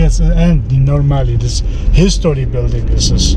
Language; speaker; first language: English; non-native, learner; Turkish